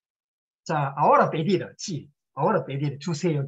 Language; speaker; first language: Spanish; non-native, learner; Korean